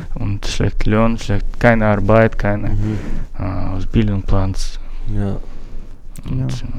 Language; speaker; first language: German; non-native, learner; Russian